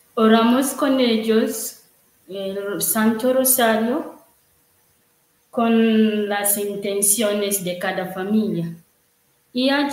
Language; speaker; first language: Spanish; non-native, learner; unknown